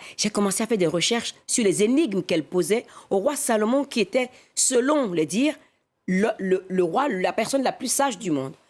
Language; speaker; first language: French; non-native, local second language; Fon